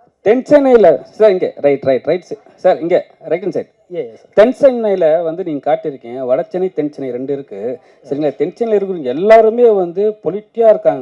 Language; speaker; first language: Tamil; native; Tamil